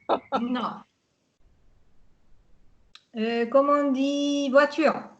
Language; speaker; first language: French; non-native, fluent; Hungarian